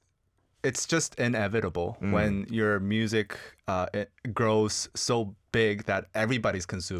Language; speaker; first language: English; early bilingual, other home language; Korean